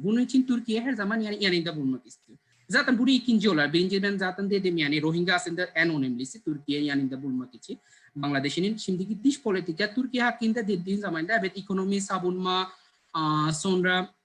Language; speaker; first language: Turkish; non-native, fluent; Bangla